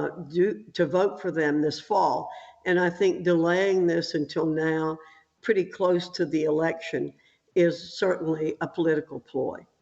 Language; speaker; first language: English; native; English